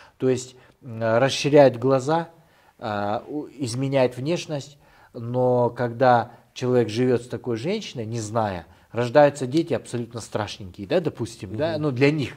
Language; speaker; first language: Russian; non-native, local second language; Kyrgyz